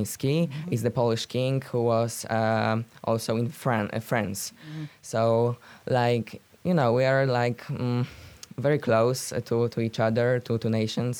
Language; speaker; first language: English; non-native, learner; Polish